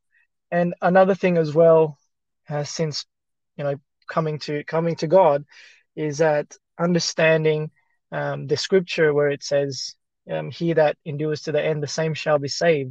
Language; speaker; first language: English; early bilingual, other home language; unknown